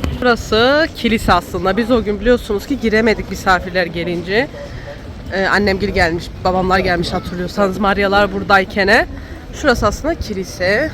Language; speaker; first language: Turkish; early bilingual, heritage; Turkish